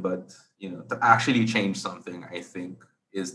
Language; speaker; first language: English; non-native, local second language; Filipino